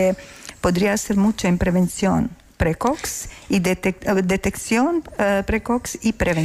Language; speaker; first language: Spanish; non-native, learner; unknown